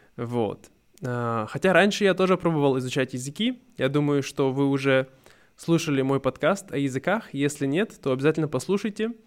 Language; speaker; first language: Russian; native; Russian